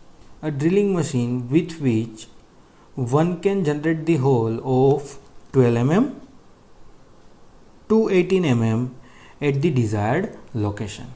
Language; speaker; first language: English; non-native, local second language; Gujarati